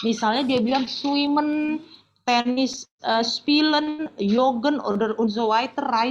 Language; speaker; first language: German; non-native, learner; Indonesian